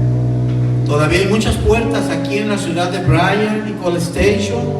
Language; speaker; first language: Spanish; native; Spanish